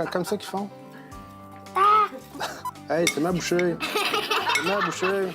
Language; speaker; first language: French; native; French